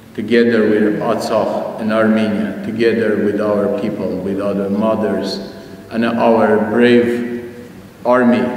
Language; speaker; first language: English; non-native, fluent; Armenian